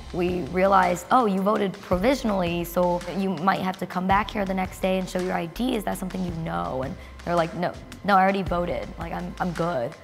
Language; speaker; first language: English; native; English